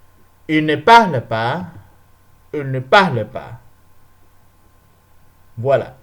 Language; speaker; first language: French; non-native, learner; Spanish